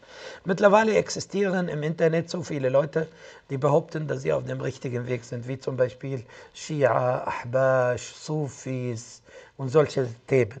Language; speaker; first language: German; non-native, fluent; Arabic